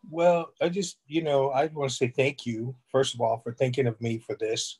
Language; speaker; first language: English; native; English